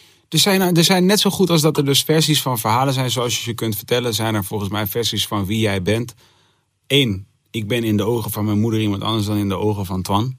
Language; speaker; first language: Dutch; native; Dutch